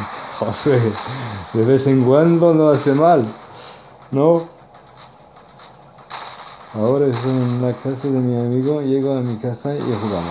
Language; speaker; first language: Spanish; non-native, learner; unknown